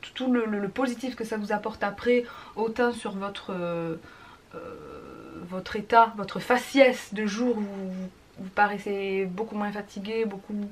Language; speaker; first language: French; native; French